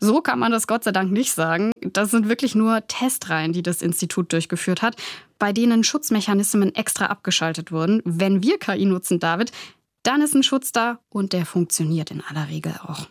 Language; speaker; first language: German; native; German